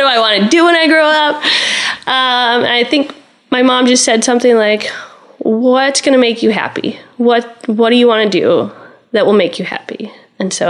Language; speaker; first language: English; native; English